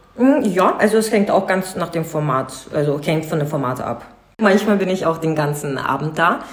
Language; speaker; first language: German; non-native, fluent; Russian